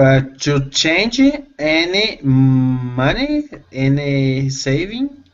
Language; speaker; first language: English; non-native, learner; Portuguese